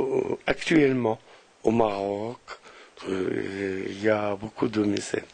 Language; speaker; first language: French; non-native, local second language; Arabic